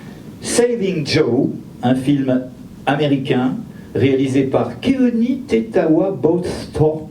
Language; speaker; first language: French; native; French